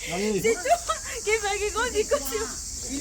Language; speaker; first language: French; non-native, learner; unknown